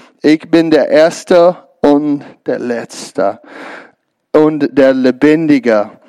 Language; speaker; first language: German; non-native, learner; English